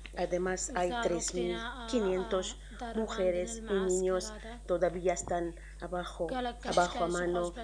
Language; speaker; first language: Spanish; non-native, learner; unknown